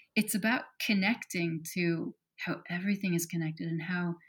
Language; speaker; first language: English; native; English